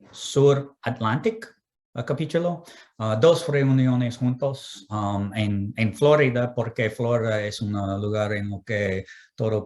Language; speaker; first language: Spanish; non-native, fluent; English